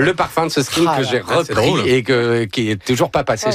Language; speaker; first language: French; native; French